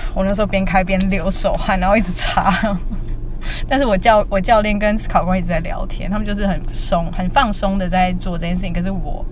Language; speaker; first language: Chinese; early bilingual, other home language; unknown